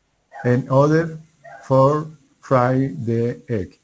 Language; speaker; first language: English; non-native, learner; Spanish